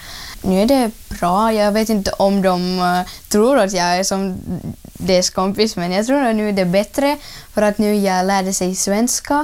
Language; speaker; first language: Swedish; early bilingual, other home language; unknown